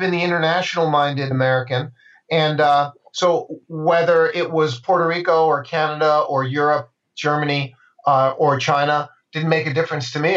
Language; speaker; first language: English; native; English